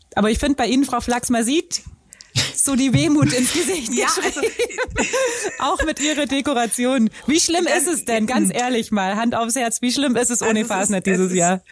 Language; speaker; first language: German; native; German